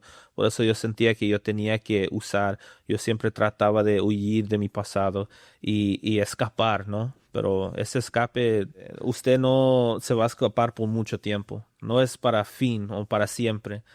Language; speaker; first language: Spanish; early bilingual, other home language; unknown